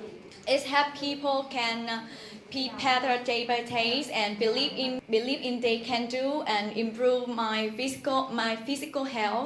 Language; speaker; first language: English; non-native, learner; Vietnamese